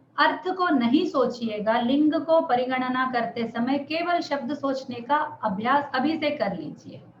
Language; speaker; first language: Hindi; non-native, local second language; Telugu